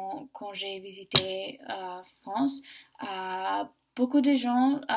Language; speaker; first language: French; non-native, learner; English